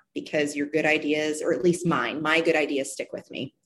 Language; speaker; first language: English; native; English